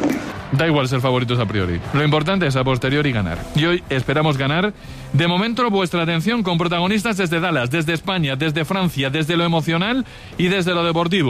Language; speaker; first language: Spanish; native; Spanish